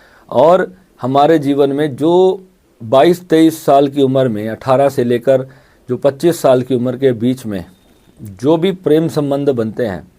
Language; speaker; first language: Hindi; native; Hindi